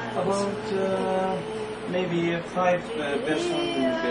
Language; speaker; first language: English; non-native, learner; Arabic